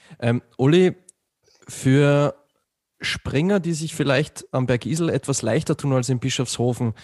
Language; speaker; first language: German; native; German